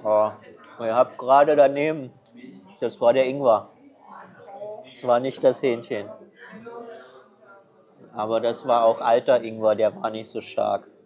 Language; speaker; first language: German; non-native, fluent; Chinese